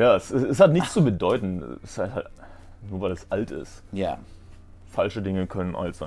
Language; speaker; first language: German; native; German